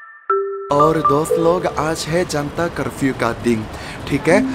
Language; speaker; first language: Hindi; non-native, fluent; Japanese